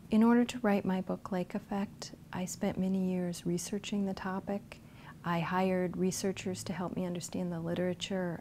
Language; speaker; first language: English; native; English